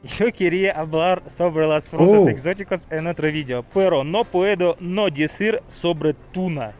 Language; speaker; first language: Spanish; non-native, learner; Russian